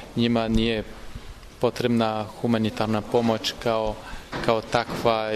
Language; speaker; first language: Serbian; non-native, fluent; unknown